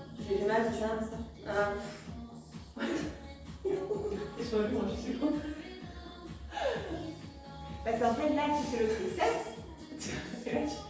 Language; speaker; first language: French; native; French